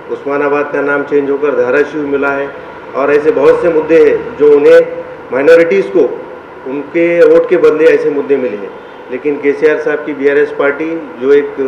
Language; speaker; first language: Hindi; non-native, local second language; Urdu